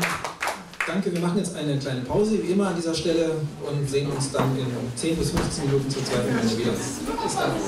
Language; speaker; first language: German; native; German